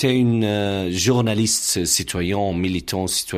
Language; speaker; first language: French; non-native, learner; Arabic